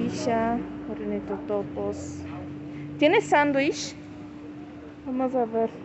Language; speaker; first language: Spanish; non-native, learner; Portuguese